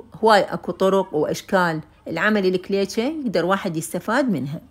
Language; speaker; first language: Arabic; native; Arabic